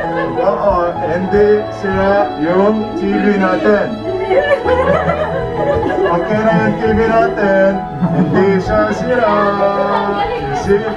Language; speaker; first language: Filipino; non-native, learner; Arabic